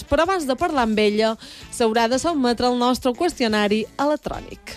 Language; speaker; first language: Catalan; native; Catalan